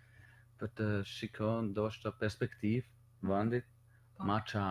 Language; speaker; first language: Albanian; non-native, learner; German